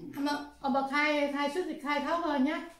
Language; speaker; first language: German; non-native, learner; Vietnamese